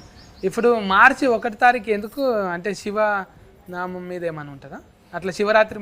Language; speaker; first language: Telugu; native; Telugu